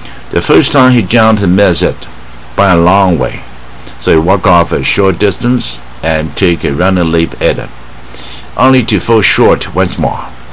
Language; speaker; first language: English; non-native, fluent; Chinese